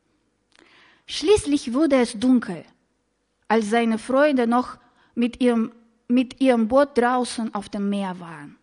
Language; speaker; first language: German; non-native, fluent; Russian